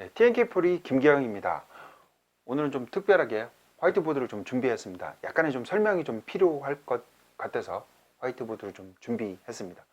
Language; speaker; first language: Korean; native; Korean